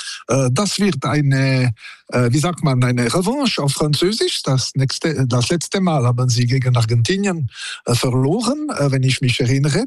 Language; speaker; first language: German; non-native, local second language; French